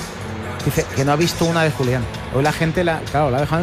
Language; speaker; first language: Spanish; native; Spanish